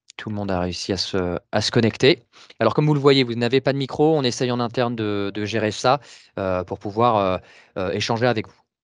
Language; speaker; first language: French; native; French